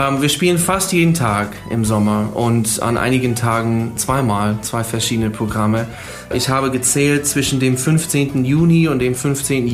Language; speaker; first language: German; non-native, fluent; English